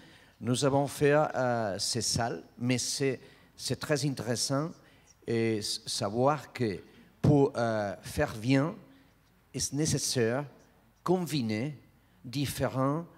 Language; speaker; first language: French; non-native, learner; Spanish